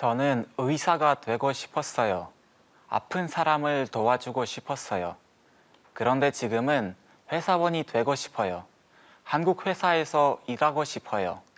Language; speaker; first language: Korean; non-native, learner; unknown